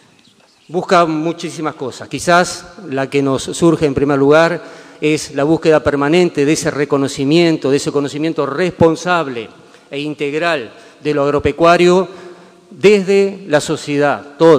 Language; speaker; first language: Spanish; native; Spanish